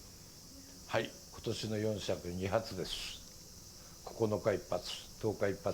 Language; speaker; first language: Japanese; native; Japanese